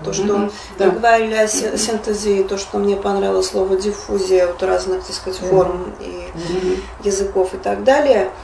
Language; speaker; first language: Russian; native; Russian